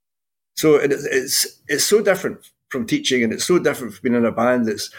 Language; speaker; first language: English; native; English